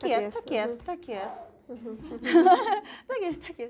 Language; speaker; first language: Polish; non-native, learner; Japanese